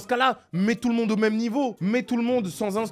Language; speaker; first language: French; native; French